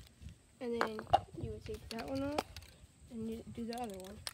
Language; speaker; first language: English; native; English